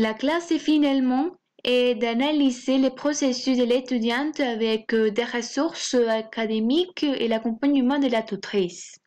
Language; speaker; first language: French; non-native, fluent; Spanish